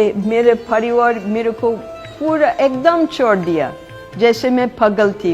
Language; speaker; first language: Hindi; non-native, fluent; English